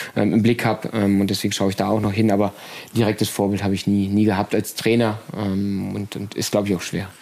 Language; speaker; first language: German; native; German